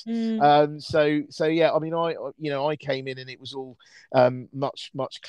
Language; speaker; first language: English; native; English